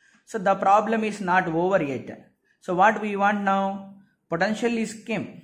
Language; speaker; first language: English; non-native, local second language; Telugu